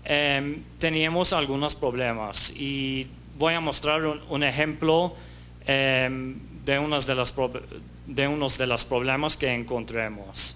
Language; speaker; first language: Spanish; non-native, fluent; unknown